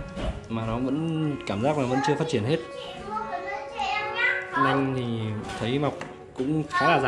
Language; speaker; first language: Vietnamese; native; Vietnamese